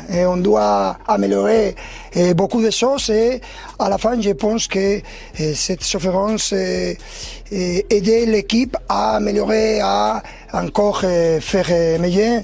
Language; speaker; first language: French; non-native, learner; Spanish